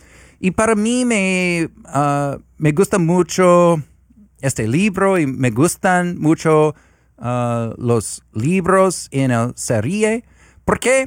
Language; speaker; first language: Spanish; non-native, learner; English